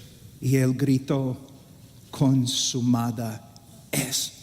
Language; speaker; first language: Spanish; non-native, fluent; English